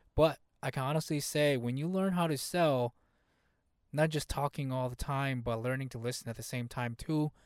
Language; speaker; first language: English; early bilingual, other home language; Hmong